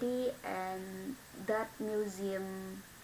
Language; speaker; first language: English; non-native, learner; Vietnamese